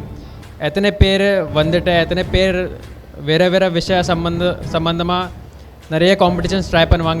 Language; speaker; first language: Tamil; non-native, learner; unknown